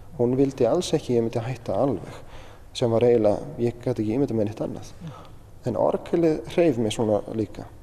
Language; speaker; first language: Icelandic; native; Icelandic